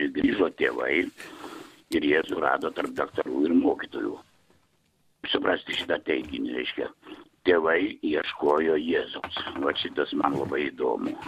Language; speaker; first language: Lithuanian; native; Lithuanian